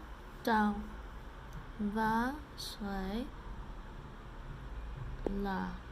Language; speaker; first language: Vietnamese; non-native, learner; English